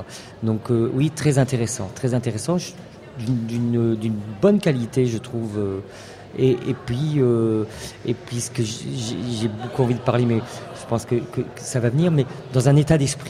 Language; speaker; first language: French; native; French